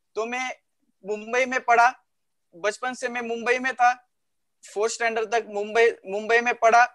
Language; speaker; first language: Hindi; non-native, local second language; Marathi